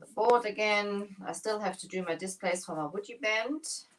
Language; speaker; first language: English; non-native, fluent; German